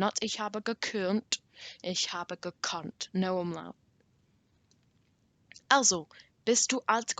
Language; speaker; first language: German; non-native, learner; English